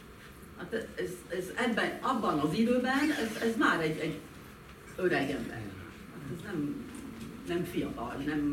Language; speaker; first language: Hungarian; non-native, fluent; French